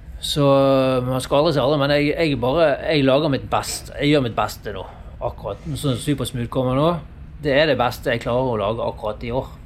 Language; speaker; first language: Norwegian; native; Norwegian